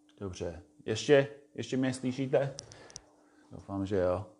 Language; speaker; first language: Czech; non-native, fluent; English